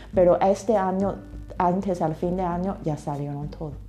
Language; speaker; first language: Spanish; non-native, fluent; Chinese